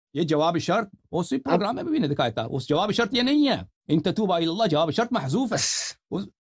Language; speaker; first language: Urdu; non-native, fluent; Persian